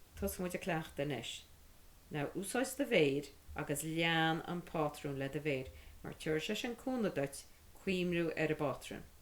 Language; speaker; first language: Irish; native; Irish